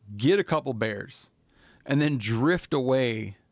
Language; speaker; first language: English; native; English